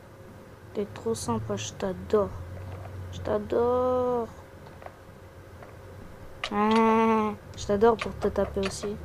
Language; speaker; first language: French; native; French